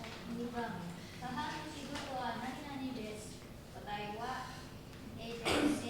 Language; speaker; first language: Japanese; non-native, learner; Indonesian